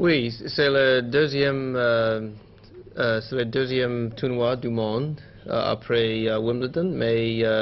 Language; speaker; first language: French; non-native, learner; English